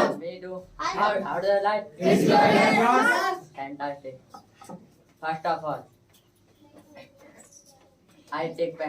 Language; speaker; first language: English; non-native, learner; Hindi